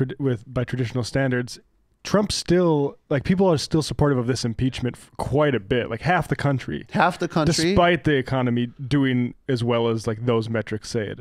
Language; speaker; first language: English; native; English